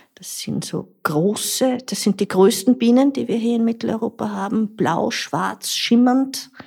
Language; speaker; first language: German; native; German